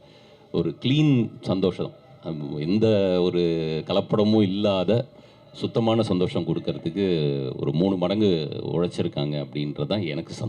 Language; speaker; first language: Tamil; native; Tamil